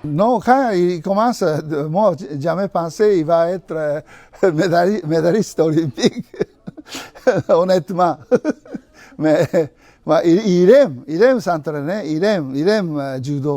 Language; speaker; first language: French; non-native, learner; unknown